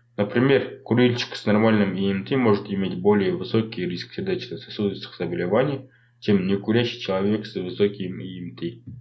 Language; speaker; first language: Russian; non-native, local second language; Kazakh